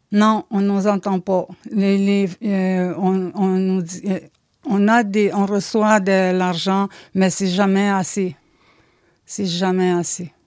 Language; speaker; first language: French; non-native, local second language; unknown